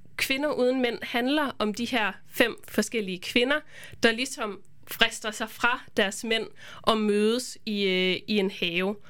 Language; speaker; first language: Danish; native; Danish